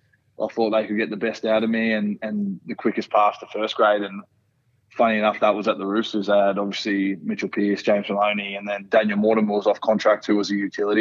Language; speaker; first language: English; native; English